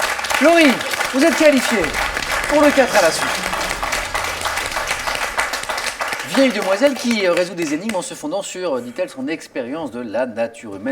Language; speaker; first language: French; native; French